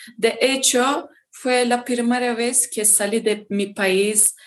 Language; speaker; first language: Spanish; non-native, learner; Turkish